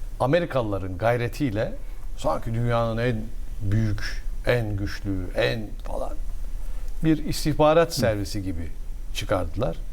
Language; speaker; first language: Turkish; native; Turkish